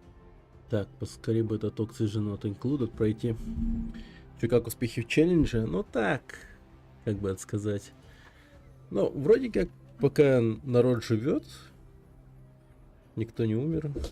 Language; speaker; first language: Russian; native; Russian